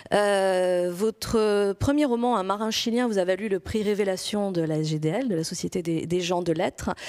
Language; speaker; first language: French; non-native, fluent; Greek